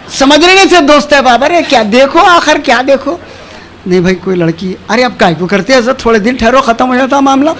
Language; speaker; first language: Urdu; native; Urdu